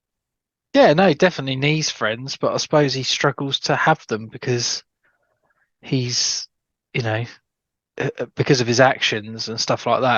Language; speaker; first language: English; native; English